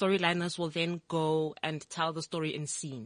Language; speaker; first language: English; non-native, local second language; Tswana